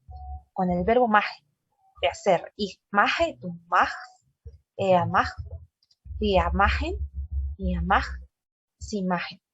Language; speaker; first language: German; non-native, learner; Spanish